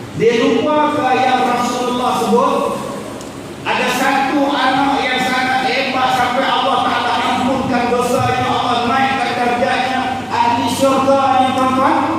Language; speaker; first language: Malay; native; Malay